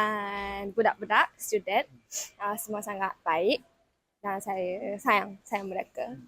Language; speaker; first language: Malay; non-native, fluent; Japanese